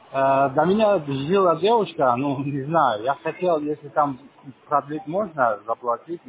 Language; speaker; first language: Russian; non-native, learner; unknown